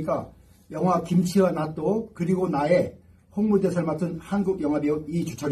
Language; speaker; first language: Korean; native; Korean